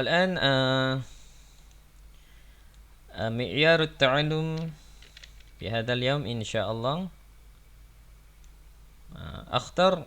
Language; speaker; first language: Arabic; non-native, fluent; Malay